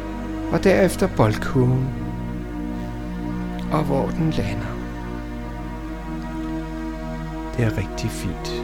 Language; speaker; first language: Danish; native; Danish